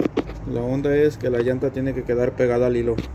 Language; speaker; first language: Spanish; native; Spanish